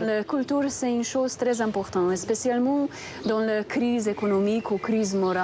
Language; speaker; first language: French; non-native, fluent; Slovenian